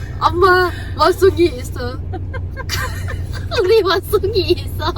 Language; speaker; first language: Korean; non-native, learner; Thai